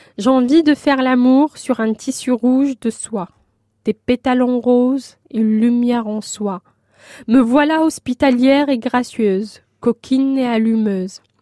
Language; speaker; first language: French; non-native, local second language; Arabic